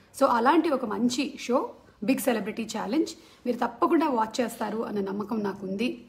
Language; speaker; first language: Telugu; non-native, local second language; Malayalam